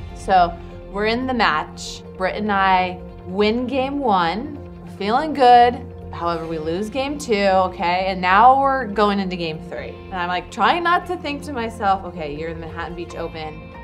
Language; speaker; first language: English; native; English